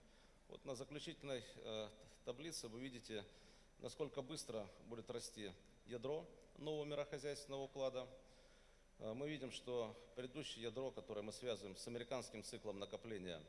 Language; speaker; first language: Russian; native; Russian